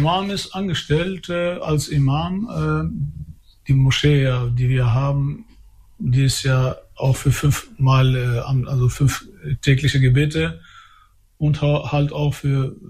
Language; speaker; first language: German; early bilingual, other home language; Albanian